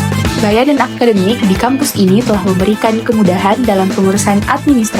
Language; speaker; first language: Indonesian; native; Indonesian